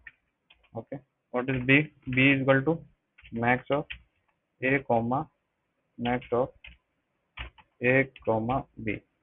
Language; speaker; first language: English; non-native, local second language; Hindi